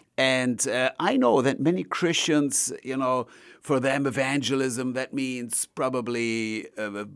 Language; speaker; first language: English; non-native, fluent; German